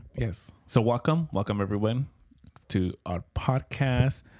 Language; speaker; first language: English; early bilingual, other home language; Spanish